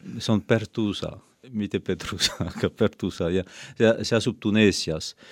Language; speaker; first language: Estonian; non-native, fluent; French